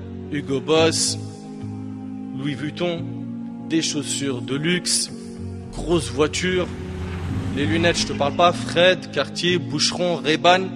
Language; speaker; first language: French; native; French